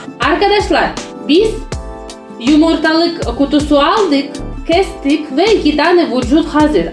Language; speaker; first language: Turkish; non-native, learner; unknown